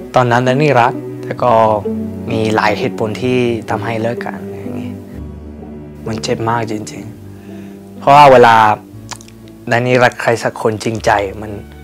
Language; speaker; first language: Thai; non-native, fluent; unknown